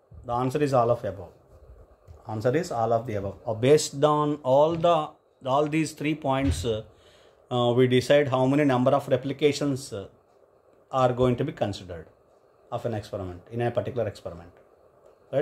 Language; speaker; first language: English; non-native, local second language; Telugu